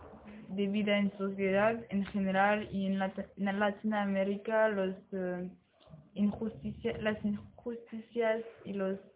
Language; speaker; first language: Spanish; non-native, learner; French